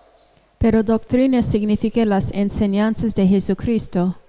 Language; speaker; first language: Spanish; non-native, fluent; English